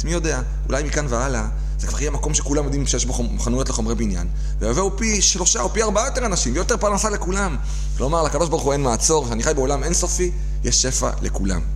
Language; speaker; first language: Hebrew; native; Hebrew